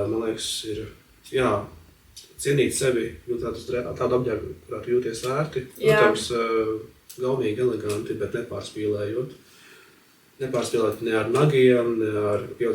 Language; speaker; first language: Latvian; native; Latvian